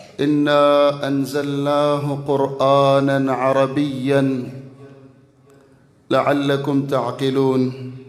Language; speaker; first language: Arabic; non-native, fluent; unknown